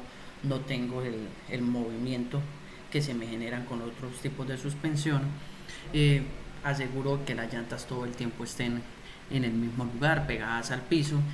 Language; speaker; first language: Spanish; native; Spanish